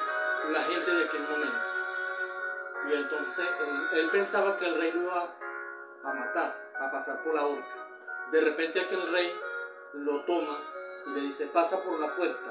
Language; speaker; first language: Spanish; native; Spanish